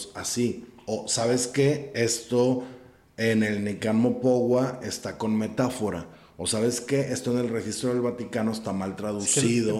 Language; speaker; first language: Spanish; native; Spanish